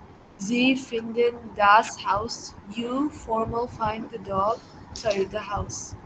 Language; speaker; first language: German; non-native, learner; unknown